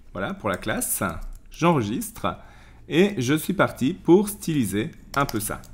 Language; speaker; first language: French; native; French